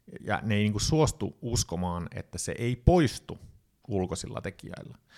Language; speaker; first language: Finnish; early bilingual, heritage; Finnish